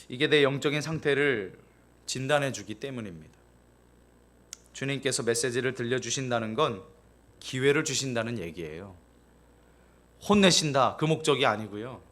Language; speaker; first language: Korean; native; Korean